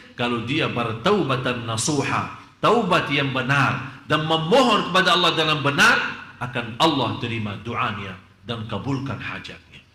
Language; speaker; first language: Malay; non-native, fluent; Arabic